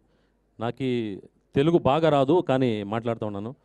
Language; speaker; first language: Telugu; non-native, learner; Kannada